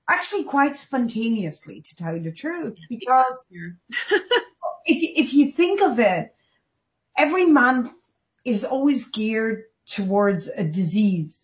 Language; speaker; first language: English; non-native, local second language; Dutch